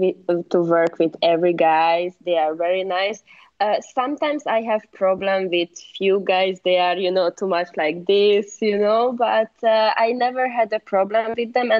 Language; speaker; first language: English; non-native, learner; Hungarian